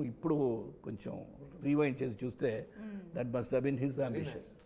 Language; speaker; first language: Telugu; non-native, local second language; Tamil